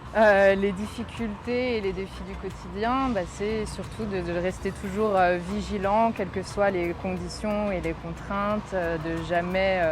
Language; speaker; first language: French; native; French